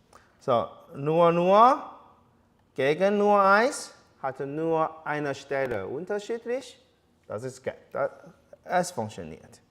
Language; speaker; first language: German; non-native, learner; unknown